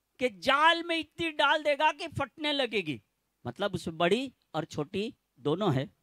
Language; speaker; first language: Hindi; non-native, local second language; Gujarati